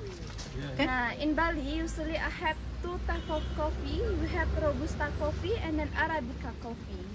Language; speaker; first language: English; non-native, learner; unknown